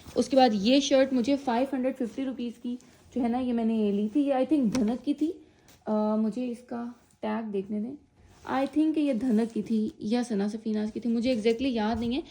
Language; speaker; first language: Urdu; native; Urdu